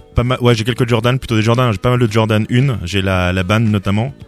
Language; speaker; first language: French; native; French